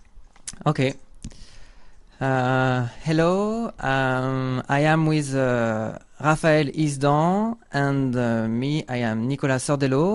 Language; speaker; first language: English; non-native, learner; French